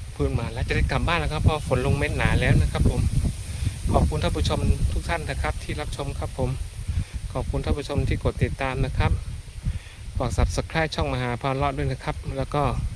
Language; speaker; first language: Thai; non-native, local second language; Northeastern Thai